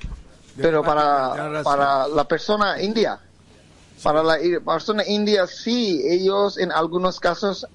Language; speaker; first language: Spanish; non-native, fluent; Bangla